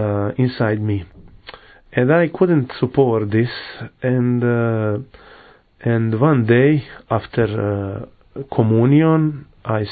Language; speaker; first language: English; non-native, learner; Bosnian